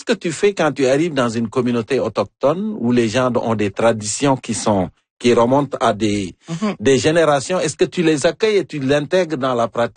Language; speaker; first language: French; native; French